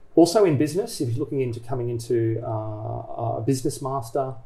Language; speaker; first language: English; native; English